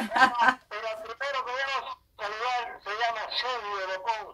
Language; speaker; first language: Spanish; native; Spanish